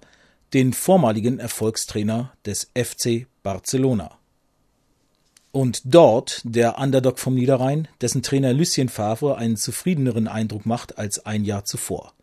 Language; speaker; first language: German; native; German